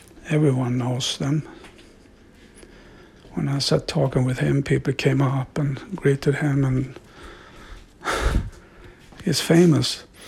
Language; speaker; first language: English; non-native, fluent; Swedish